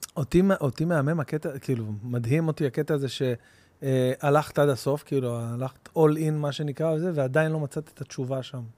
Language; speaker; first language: Hebrew; native; Hebrew